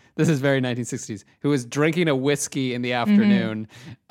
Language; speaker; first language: English; native; English